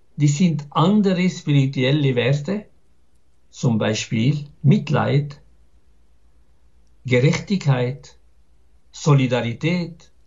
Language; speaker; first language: German; non-native, fluent; Arabic